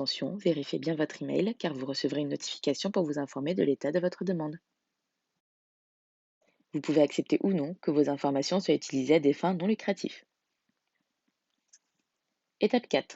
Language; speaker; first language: French; native; French